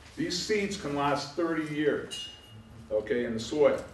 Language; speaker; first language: English; native; English